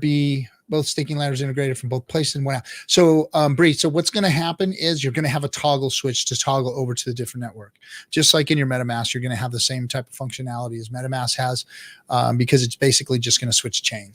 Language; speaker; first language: English; native; English